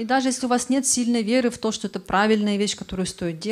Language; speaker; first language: Russian; native; Russian